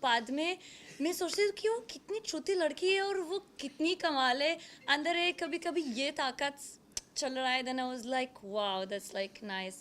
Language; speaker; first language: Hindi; non-native, learner; Arabic